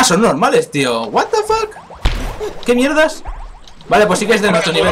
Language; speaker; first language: Spanish; native; Spanish